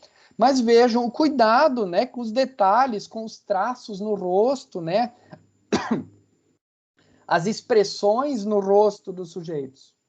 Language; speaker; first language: Portuguese; native; Portuguese